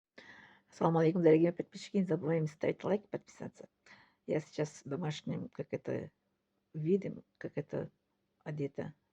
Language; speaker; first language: Russian; non-native, local second language; Tajik